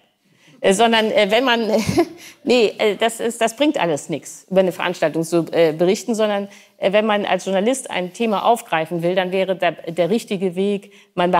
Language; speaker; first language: German; native; German